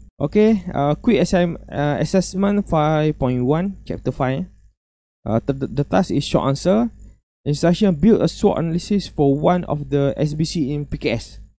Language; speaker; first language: English; non-native, local second language; Malay